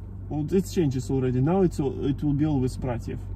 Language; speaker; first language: English; non-native, learner; Russian